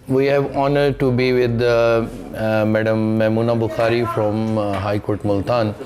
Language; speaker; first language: English; non-native, local second language; Urdu